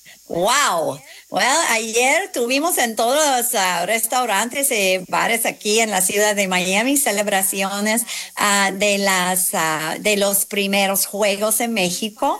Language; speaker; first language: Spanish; non-native, fluent; English